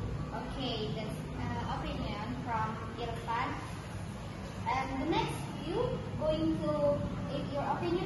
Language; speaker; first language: English; non-native, learner; Indonesian